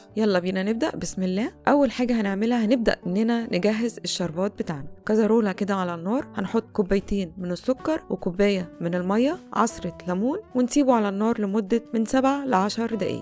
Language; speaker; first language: Arabic; native; Arabic